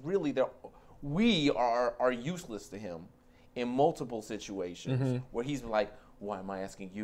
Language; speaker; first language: English; native; English